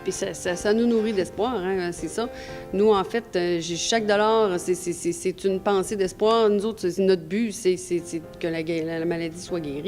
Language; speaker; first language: French; native; French